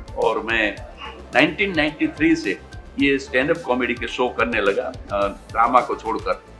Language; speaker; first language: Hindi; non-native, local second language; Gujarati